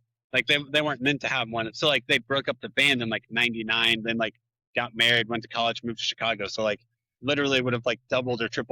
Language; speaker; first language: English; native; English